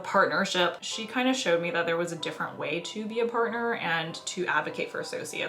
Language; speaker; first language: English; early bilingual, other home language; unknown